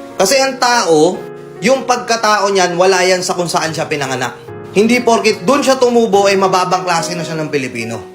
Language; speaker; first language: Filipino; native; Filipino